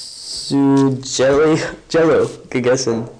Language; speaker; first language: German; non-native, learner; English